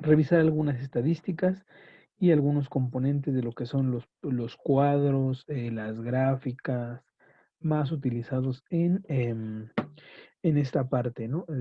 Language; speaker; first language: Spanish; native; Spanish